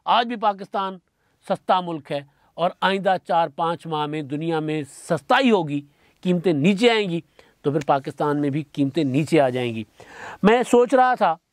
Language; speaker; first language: Urdu; non-native, local second language; Sindhi